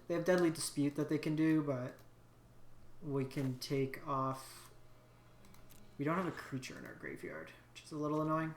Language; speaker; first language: English; native; English